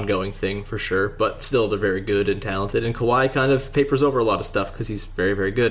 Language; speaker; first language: English; native; English